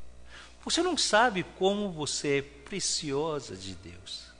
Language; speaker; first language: Portuguese; non-native, fluent; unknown